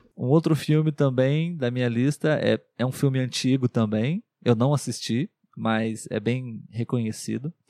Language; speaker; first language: Portuguese; native; Portuguese